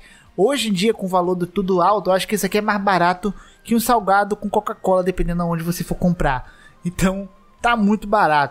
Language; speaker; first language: Portuguese; native; Portuguese